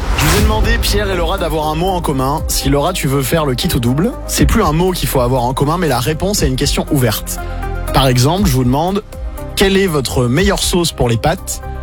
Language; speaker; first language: French; native; French